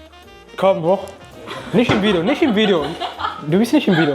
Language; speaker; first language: German; early bilingual, other home language; Amharic